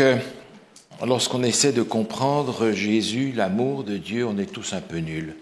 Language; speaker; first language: French; native; French